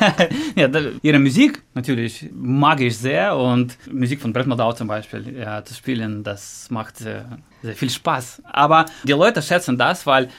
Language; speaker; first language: German; non-native, learner; Russian